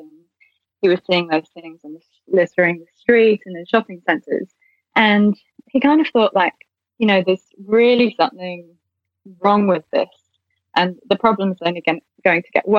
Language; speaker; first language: English; native; English